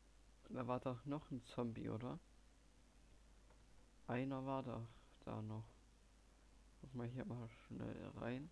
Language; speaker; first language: German; native; German